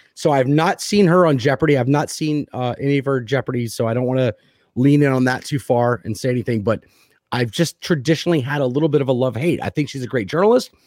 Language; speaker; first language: English; native; English